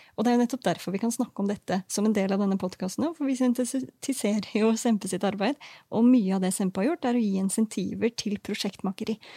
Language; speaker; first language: Norwegian; native; Norwegian